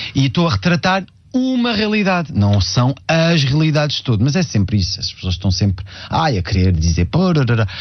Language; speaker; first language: Portuguese; early bilingual, heritage; Portuguese